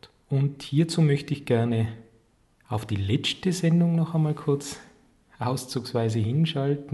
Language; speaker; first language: German; native; German